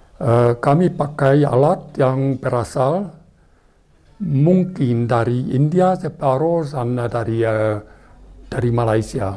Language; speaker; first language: Indonesian; non-native, fluent; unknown